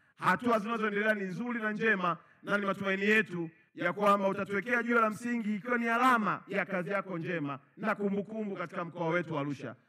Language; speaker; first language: Swahili; native; Swahili